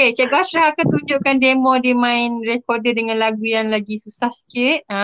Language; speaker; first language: Malay; native; Malay